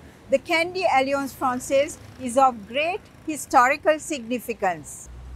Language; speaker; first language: English; non-native, local second language; Sinhala